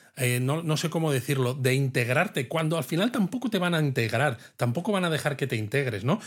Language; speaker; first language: Spanish; native; Spanish